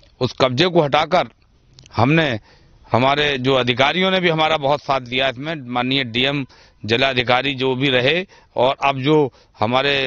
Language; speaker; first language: Hindi; native; Hindi